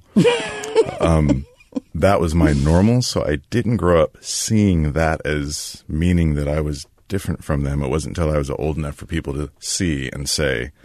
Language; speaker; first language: English; native; English